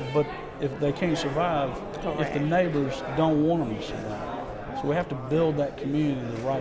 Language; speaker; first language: English; native; English